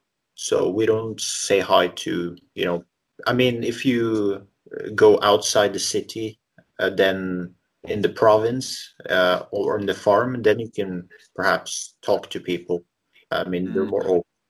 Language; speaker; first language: English; non-native, fluent; Norwegian